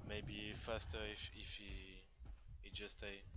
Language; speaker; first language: English; non-native, learner; French